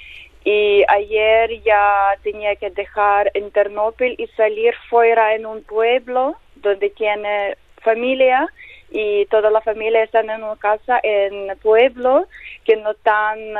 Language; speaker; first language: Spanish; non-native, learner; Ukrainian